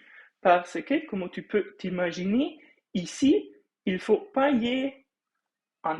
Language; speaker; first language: French; non-native, fluent; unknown